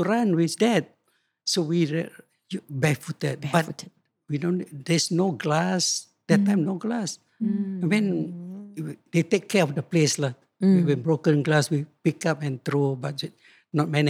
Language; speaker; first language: English; non-native, local second language; Malay